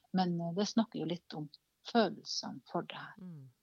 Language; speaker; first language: Norwegian; native; Norwegian